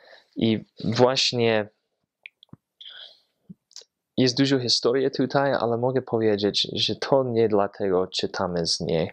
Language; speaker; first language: Polish; non-native, fluent; English